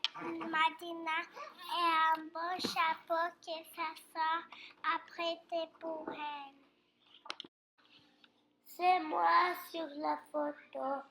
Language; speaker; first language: French; non-native, learner; Portuguese